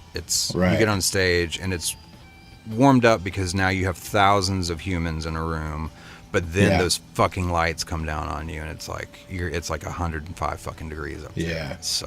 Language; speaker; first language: English; native; English